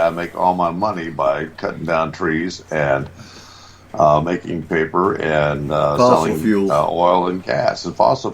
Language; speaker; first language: English; native; English